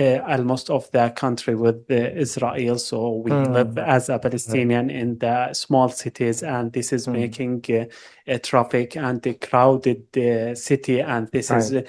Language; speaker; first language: English; non-native, learner; Arabic